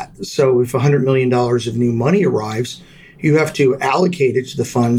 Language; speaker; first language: English; native; English